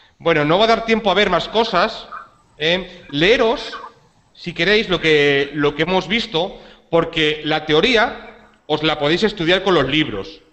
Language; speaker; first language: Spanish; native; Spanish